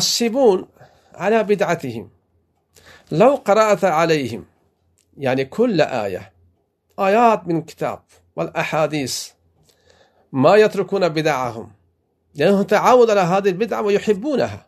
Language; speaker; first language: Arabic; non-native, fluent; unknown